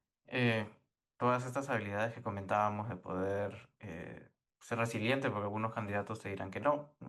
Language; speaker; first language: Spanish; native; Spanish